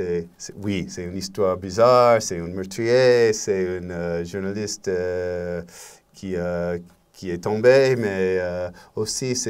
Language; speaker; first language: French; non-native, learner; English